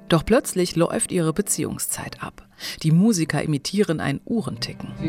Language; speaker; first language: German; native; German